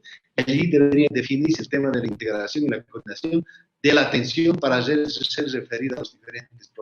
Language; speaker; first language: Spanish; native; Spanish